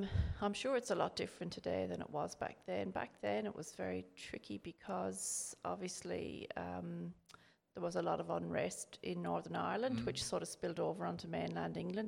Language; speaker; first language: English; native; English